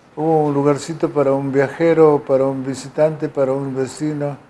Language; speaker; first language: Spanish; native; Spanish